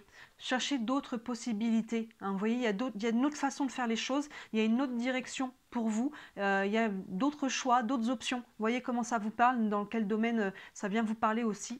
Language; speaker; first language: French; native; French